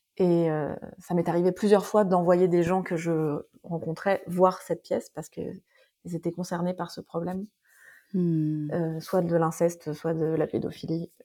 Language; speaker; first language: French; native; French